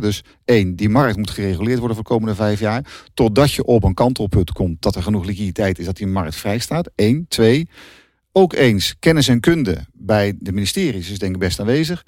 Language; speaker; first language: Dutch; native; Dutch